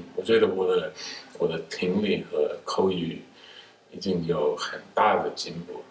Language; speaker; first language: Chinese; non-native, fluent; English